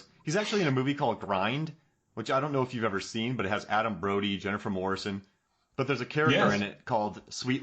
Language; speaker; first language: English; native; English